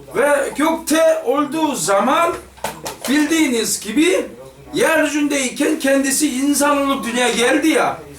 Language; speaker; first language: Turkish; non-native, fluent; Korean